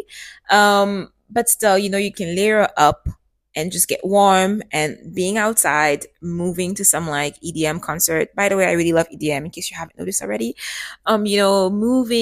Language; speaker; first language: English; native; English